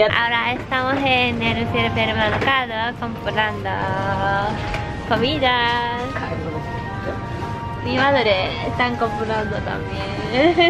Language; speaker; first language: Spanish; non-native, learner; Japanese